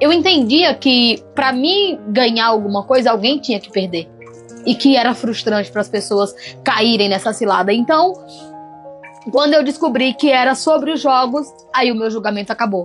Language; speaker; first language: Portuguese; native; Portuguese